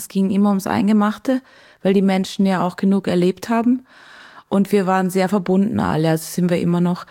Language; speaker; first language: German; native; German